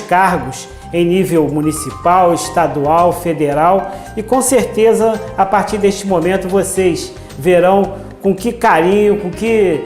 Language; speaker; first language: Portuguese; native; Portuguese